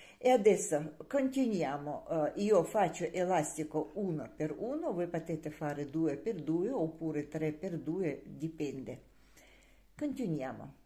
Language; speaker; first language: Italian; non-native, learner; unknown